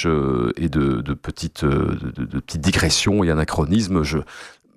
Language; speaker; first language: French; native; French